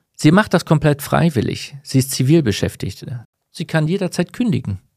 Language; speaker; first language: German; native; German